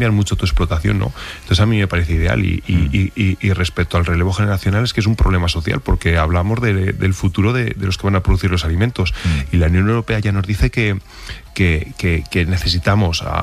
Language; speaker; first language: Spanish; native; Spanish